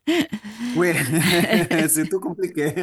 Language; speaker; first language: French; non-native, fluent; Russian